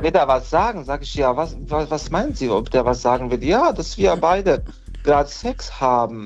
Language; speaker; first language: German; non-native, fluent; Bosnian